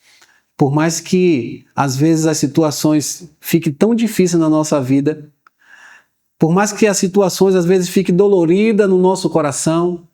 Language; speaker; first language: Portuguese; native; Portuguese